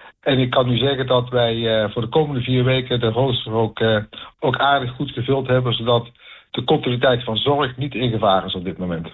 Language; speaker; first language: Dutch; native; Dutch